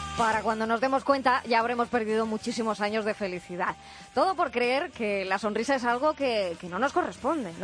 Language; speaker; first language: Spanish; native; Spanish